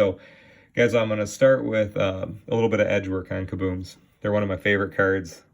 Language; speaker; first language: English; native; English